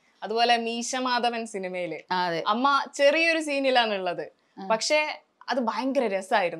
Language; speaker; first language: Malayalam; native; Malayalam